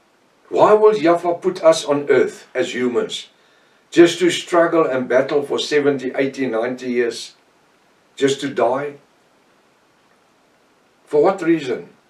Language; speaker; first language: English; non-native, local second language; Afrikaans